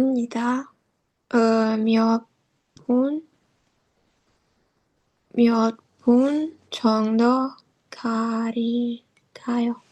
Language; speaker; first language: Korean; non-native, learner; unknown